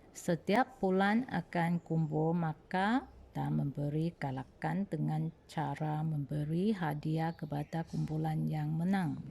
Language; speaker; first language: Malay; non-native, local second language; Chinese